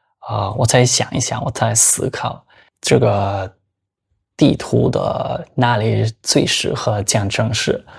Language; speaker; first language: Chinese; non-native, fluent; Spanish